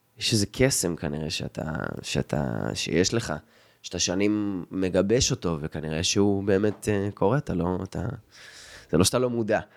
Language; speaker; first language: Hebrew; native; Hebrew